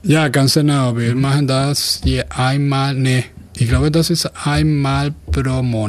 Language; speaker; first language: German; non-native, fluent; Spanish